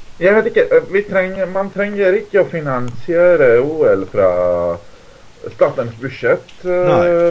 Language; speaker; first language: Norwegian; non-native, fluent; Greek